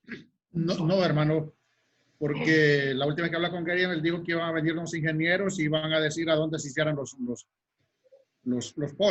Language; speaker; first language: Spanish; native; Spanish